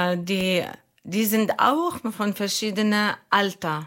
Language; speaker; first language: German; non-native, fluent; Arabic